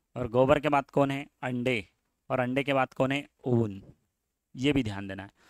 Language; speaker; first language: Hindi; native; Hindi